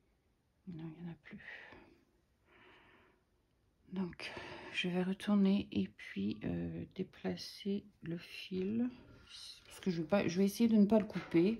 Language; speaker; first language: French; native; French